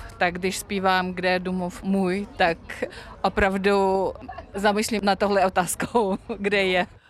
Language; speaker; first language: Czech; non-native, fluent; Russian